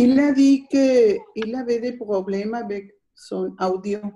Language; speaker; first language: French; non-native, fluent; Spanish